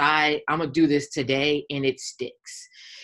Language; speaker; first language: English; native; English